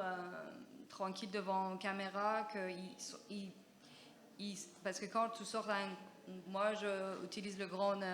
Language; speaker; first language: French; non-native, fluent; Persian